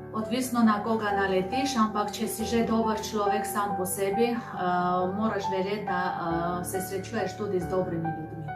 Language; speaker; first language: Slovenian; non-native, fluent; Armenian